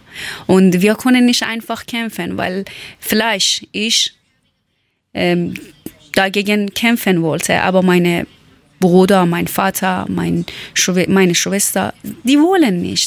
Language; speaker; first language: German; non-native, learner; Persian